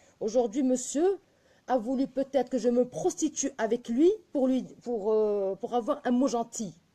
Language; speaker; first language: French; non-native, local second language; Arabic